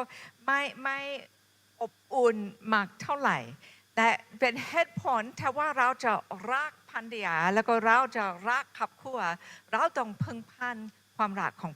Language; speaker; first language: Thai; non-native, fluent; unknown